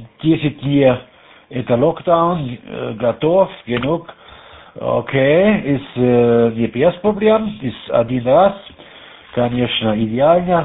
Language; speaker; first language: Russian; non-native, learner; German